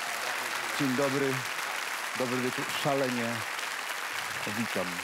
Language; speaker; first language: Polish; native; Polish